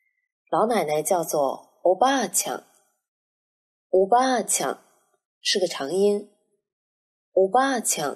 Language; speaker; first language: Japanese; non-native, fluent; Chinese